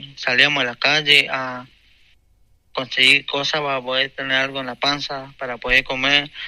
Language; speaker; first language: Spanish; native; Spanish